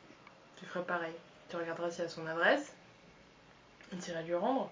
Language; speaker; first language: French; native; French